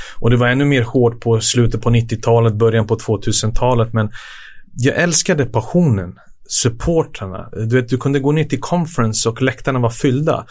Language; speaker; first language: Swedish; early bilingual, other home language; Serbian